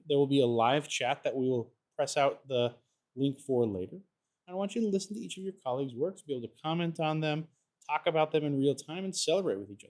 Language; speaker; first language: English; native; English